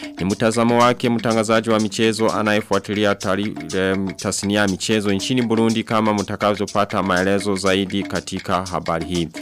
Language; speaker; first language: Swahili; non-native, local second language; Rundi